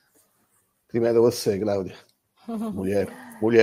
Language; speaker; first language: Portuguese; non-native, learner; Italian